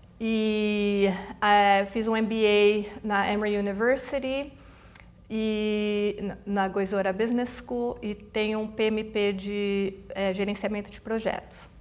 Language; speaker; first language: Portuguese; native; Portuguese